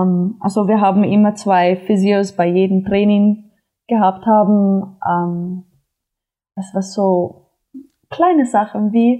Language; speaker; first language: German; non-native, fluent; English